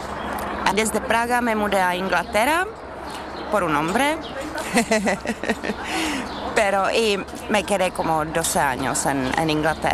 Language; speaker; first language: Spanish; non-native, learner; Czech